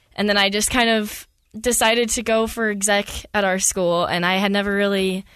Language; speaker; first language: English; native; English